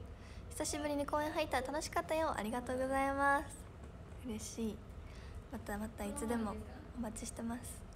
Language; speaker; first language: Japanese; native; Japanese